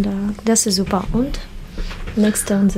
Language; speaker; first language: German; non-native, learner; Russian